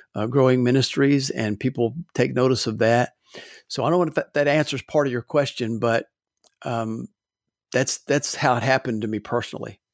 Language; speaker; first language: English; native; English